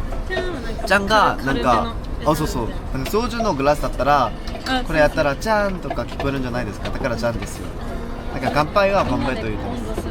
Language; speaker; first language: Japanese; non-native, learner; Korean